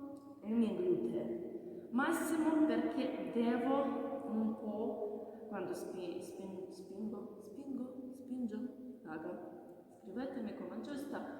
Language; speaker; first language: Italian; non-native, learner; Russian